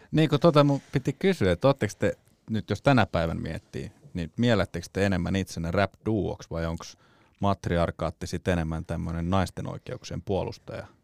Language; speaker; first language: Finnish; native; Finnish